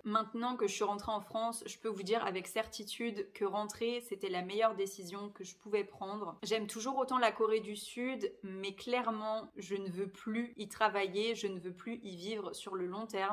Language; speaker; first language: French; native; French